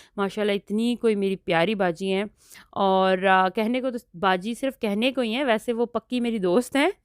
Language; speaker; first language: Urdu; non-native, local second language; Punjabi